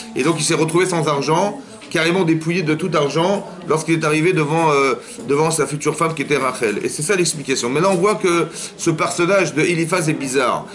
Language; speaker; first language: French; native; French